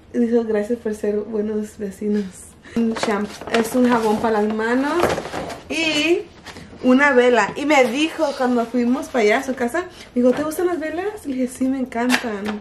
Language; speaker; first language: Spanish; early bilingual, heritage; Spanish